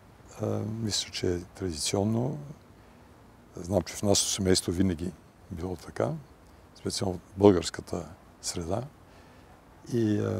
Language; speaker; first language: Bulgarian; early bilingual, heritage; Bulgarian